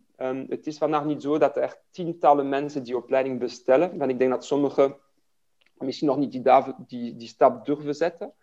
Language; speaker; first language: Dutch; non-native, fluent; French